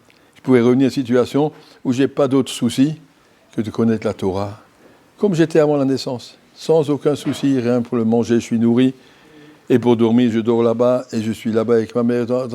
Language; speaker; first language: French; native; French